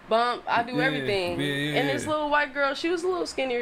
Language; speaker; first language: English; native; English